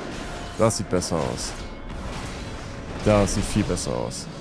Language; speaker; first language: German; native; German